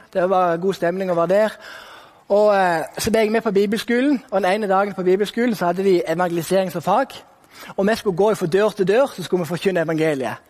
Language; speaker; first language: Norwegian; native; Norwegian